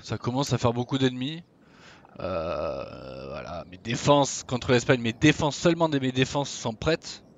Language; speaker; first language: French; native; French